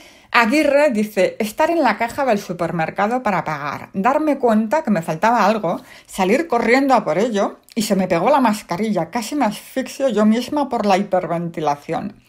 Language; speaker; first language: Spanish; native; Spanish